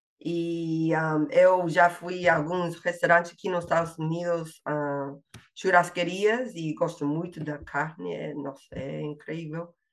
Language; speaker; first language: Portuguese; non-native, fluent; English